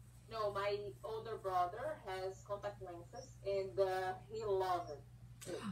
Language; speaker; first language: English; non-native, learner; Portuguese